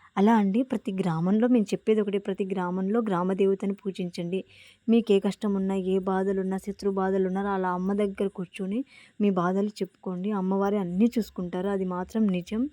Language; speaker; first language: Telugu; native; Telugu